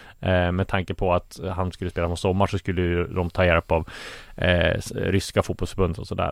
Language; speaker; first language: Swedish; native; Swedish